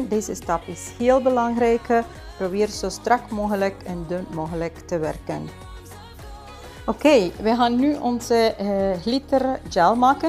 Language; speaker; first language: Dutch; non-native, fluent; Spanish